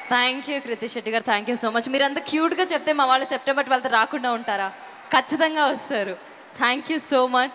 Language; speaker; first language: Telugu; native; Telugu